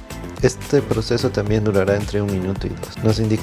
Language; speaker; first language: Spanish; native; Spanish